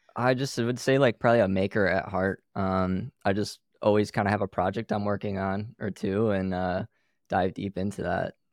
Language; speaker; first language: English; native; English